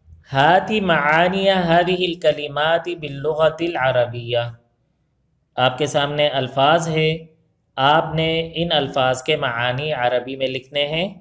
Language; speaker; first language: Urdu; native; Urdu